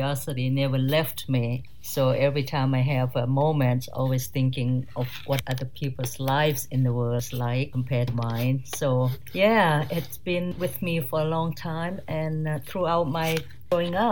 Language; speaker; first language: English; non-native, fluent; Thai